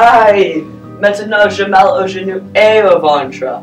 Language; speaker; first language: French; non-native, learner; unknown